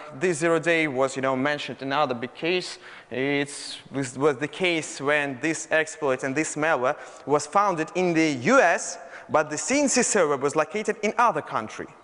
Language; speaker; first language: English; non-native, fluent; Russian